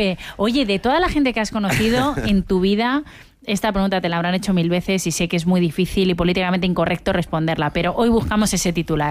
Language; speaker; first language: Spanish; native; Spanish